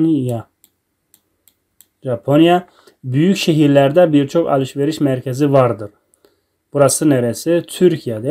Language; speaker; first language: Turkish; non-native, learner; Tajik